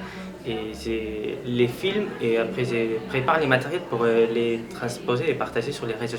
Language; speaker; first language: French; non-native, learner; Spanish